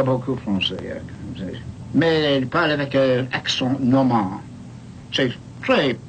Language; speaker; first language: French; non-native, learner; English